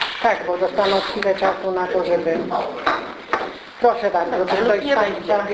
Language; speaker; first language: Polish; native; Polish